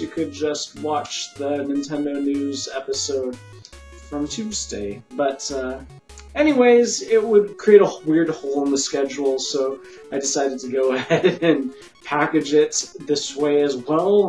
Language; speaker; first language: English; native; English